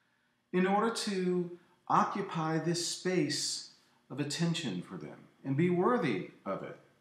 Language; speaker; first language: English; native; English